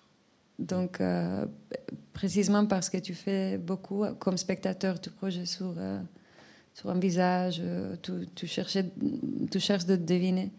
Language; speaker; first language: French; non-native, fluent; Spanish